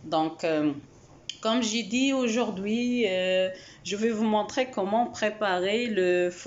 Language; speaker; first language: French; non-native, local second language; Arabic